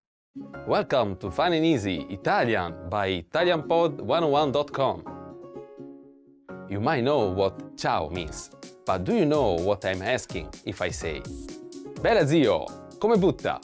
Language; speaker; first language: English; non-native, fluent; Italian